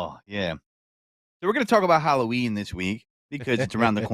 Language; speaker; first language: English; native; English